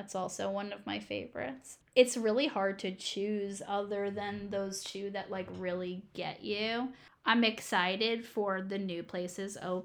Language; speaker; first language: English; native; English